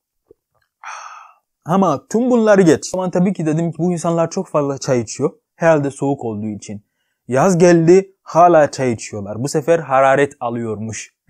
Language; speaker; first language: Turkish; non-native, fluent; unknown